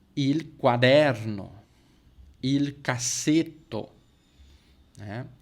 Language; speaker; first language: Italian; non-native, fluent; Portuguese